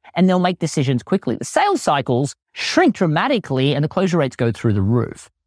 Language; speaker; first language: English; native; English